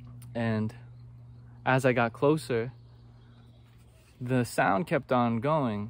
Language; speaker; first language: English; native; English